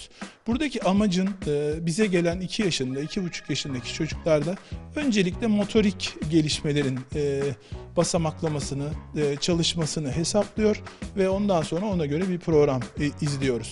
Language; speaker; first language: Turkish; native; Turkish